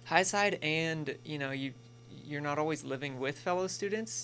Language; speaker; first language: English; native; English